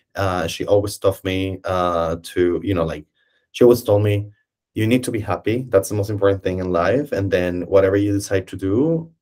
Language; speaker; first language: English; non-native, fluent; Spanish